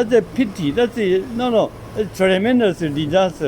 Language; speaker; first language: English; non-native, learner; Chinese